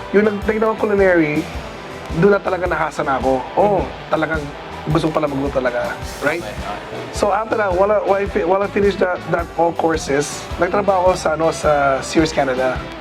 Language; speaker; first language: Filipino; native; Filipino